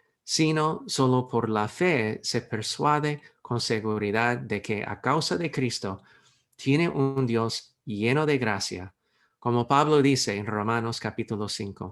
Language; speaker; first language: Spanish; non-native, fluent; English